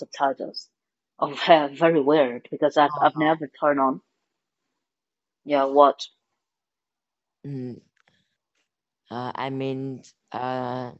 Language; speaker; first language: English; non-native, learner; Vietnamese